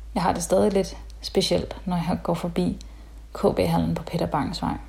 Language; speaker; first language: Danish; early bilingual, other home language; Tamil